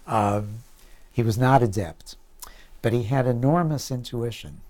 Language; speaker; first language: English; native; English